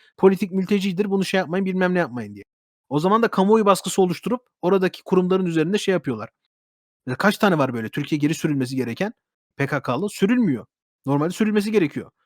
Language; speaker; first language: Turkish; early bilingual, heritage; Turkish